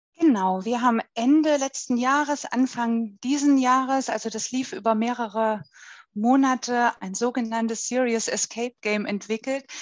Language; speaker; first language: German; native; German